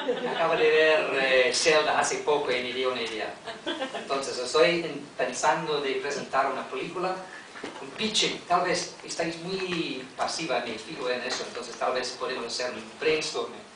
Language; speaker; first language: Spanish; non-native, learner; English